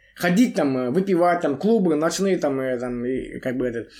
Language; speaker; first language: Russian; non-native, local second language; Kazakh